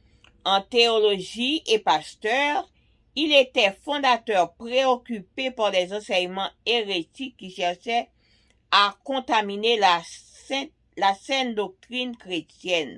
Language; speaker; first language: French; non-native, local second language; Haitian Creole